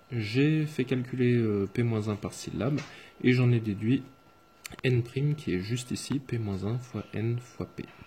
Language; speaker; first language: French; native; French